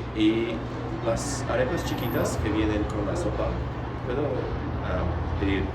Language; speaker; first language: Spanish; non-native, learner; English